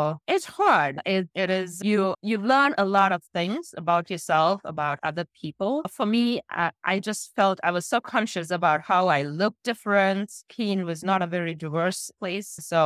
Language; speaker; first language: English; non-native, local second language; Sinhala